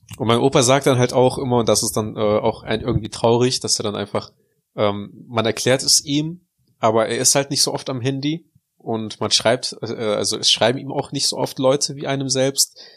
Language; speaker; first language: German; early bilingual, other home language; Russian